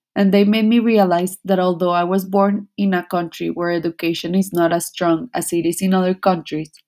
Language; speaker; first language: English; non-native, fluent; Spanish